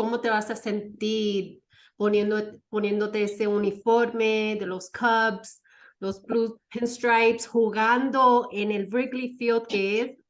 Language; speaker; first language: Spanish; early bilingual, heritage; Spanish